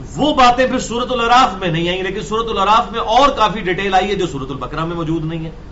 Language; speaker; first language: Urdu; non-native, local second language; Punjabi